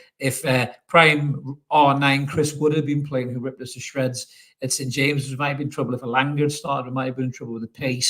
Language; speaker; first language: English; native; English